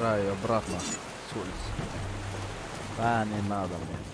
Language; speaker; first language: Russian; non-native, local second language; Romanian